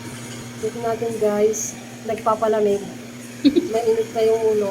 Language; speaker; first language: Filipino; native; Filipino